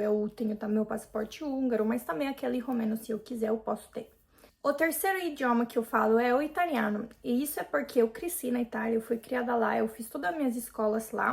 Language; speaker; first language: Portuguese; non-native, fluent; Hungarian